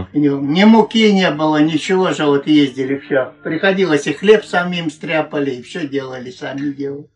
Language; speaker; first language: Russian; native; Russian